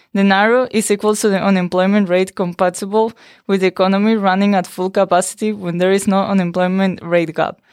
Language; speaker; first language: English; non-native, fluent; Spanish